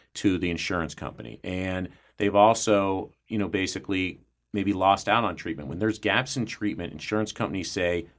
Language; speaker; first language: English; native; English